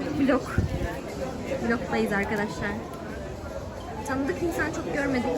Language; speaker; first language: Turkish; native; Turkish